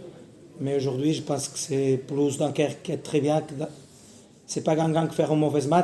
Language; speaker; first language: French; non-native, learner; Portuguese